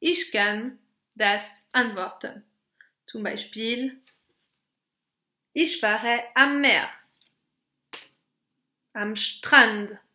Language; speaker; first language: German; non-native, local second language; French